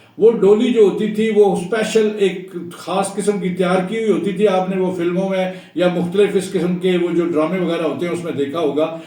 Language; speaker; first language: Urdu; non-native, local second language; Punjabi